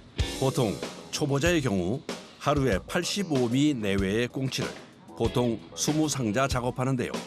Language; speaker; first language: Korean; native; Korean